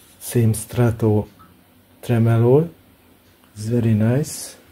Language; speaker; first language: English; non-native, learner; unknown